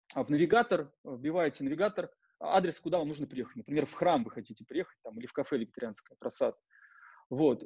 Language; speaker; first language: Russian; native; Russian